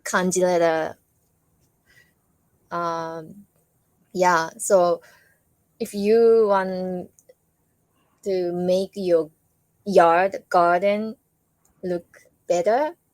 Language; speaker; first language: English; non-native, learner; Japanese